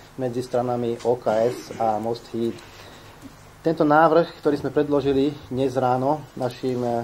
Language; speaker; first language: Slovak; non-native, local second language; Hungarian